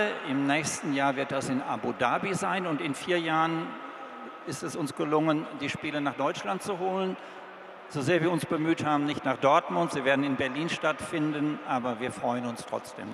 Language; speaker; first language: German; native; German